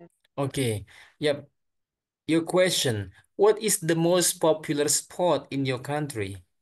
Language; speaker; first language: English; non-native, fluent; Indonesian